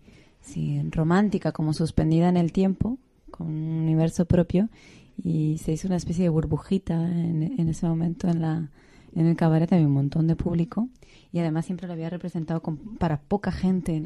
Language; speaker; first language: Spanish; native; Spanish